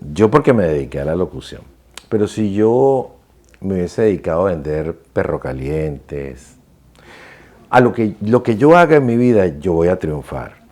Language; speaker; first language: Spanish; native; Spanish